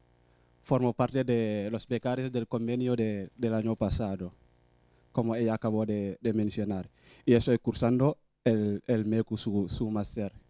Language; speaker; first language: Spanish; non-native, fluent; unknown